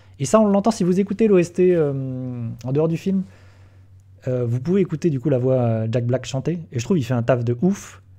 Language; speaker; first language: French; native; French